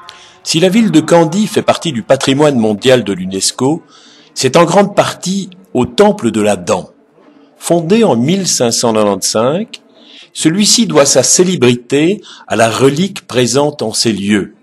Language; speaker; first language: French; native; French